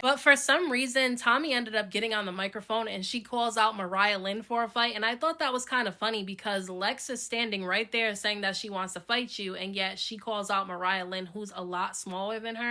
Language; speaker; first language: English; native; English